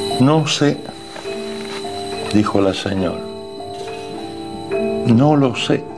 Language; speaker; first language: Spanish; native; Spanish